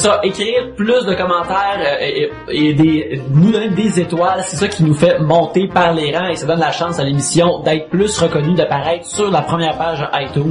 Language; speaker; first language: French; native; French